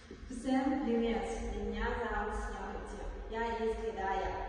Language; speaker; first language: Russian; non-native, fluent; Chinese